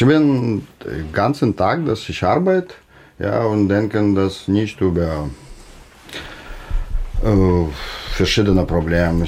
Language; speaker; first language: German; non-native, learner; Russian